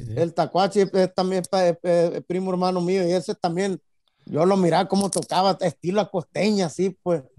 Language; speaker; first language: Spanish; early bilingual, heritage; Spanish